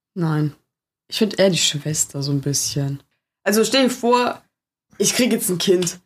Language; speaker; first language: German; early bilingual, other home language; Turkish